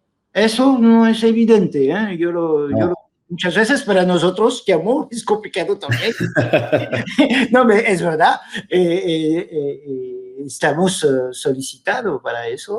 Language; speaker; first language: Spanish; non-native, fluent; French